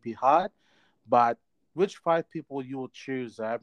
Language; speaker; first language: English; native; English